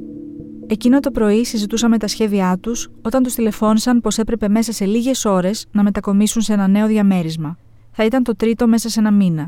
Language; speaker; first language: Greek; native; Greek